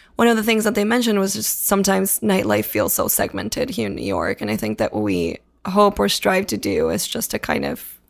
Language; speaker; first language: English; early bilingual, other home language; Spanish